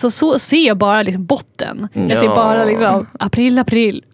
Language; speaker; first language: Swedish; native; Swedish